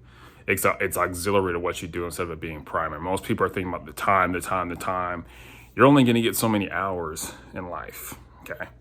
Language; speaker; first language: English; native; English